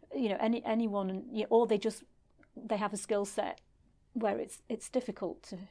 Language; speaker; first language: English; native; English